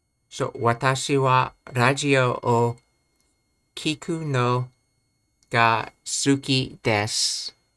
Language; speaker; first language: Japanese; non-native, learner; English